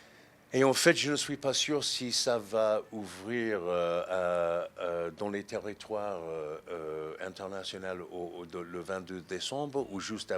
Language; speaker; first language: French; non-native, fluent; English